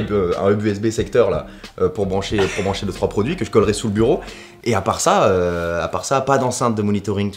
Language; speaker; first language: French; native; French